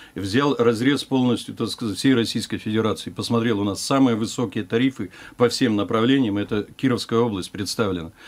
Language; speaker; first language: Russian; native; Russian